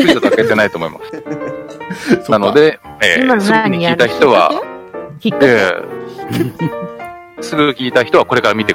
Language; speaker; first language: Japanese; native; Japanese